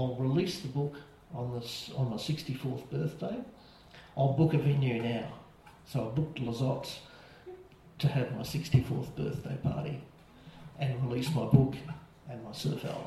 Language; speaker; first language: English; native; English